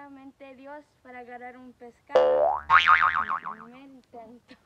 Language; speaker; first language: Spanish; early bilingual, heritage; Spanish